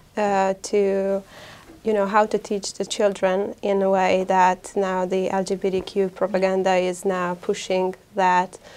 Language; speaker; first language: English; non-native, fluent; Hungarian